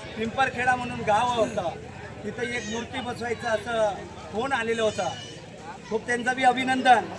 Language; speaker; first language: Marathi; non-native, local second language; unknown